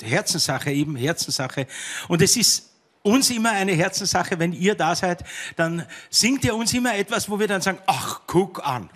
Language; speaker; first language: German; native; German